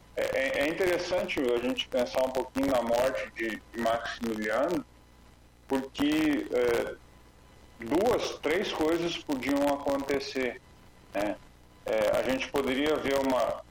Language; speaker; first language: Portuguese; native; Portuguese